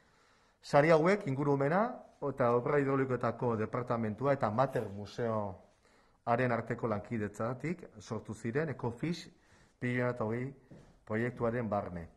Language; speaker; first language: Basque; native; Basque